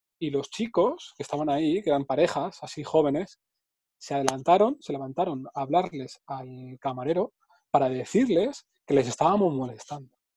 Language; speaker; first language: Spanish; native; Spanish